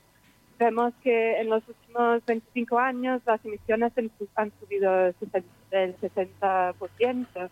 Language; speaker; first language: Spanish; non-native, fluent; English